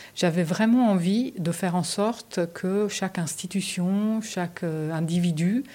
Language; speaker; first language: French; early bilingual, other home language; Romanian